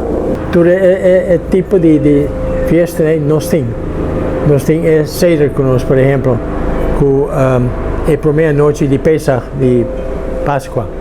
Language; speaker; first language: Portuguese; non-native, learner; Papiamento